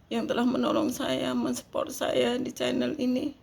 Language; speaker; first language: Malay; non-native, local second language; Javanese